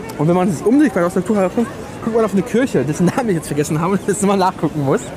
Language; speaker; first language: German; native; German